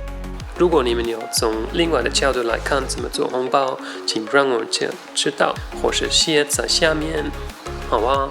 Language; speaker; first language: Chinese; non-native, fluent; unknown